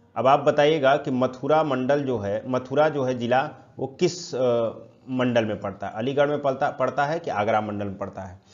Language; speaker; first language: Hindi; native; Hindi